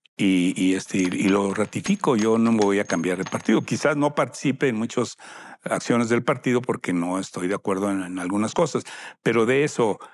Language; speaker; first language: Spanish; native; Spanish